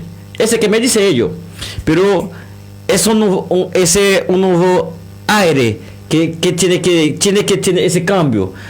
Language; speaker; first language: Spanish; non-native, learner; Haitian Creole